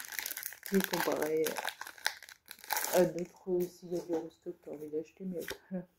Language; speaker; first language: French; native; French